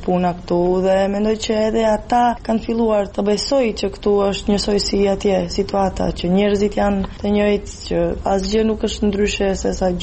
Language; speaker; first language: Albanian; non-native, fluent; Serbian